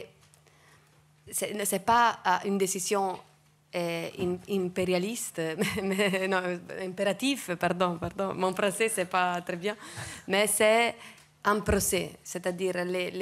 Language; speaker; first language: French; non-native, fluent; Italian